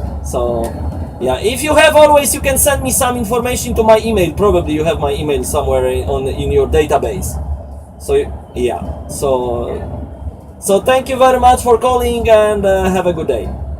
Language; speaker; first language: English; non-native, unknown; Polish